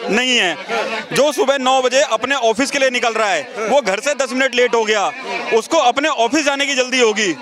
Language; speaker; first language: Hindi; native; Hindi